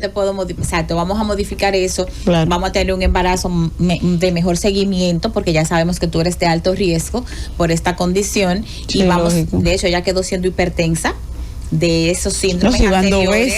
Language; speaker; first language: Spanish; native; Spanish